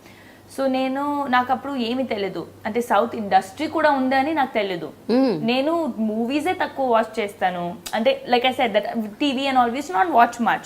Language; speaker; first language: Telugu; non-native, fluent; Hindi